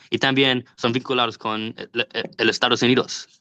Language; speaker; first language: Spanish; non-native, learner; English